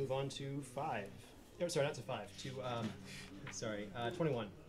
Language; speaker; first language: English; native; English